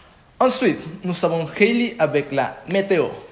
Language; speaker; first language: French; non-native, learner; Spanish